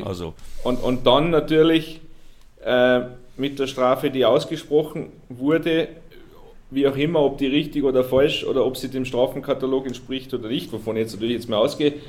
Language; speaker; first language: German; native; German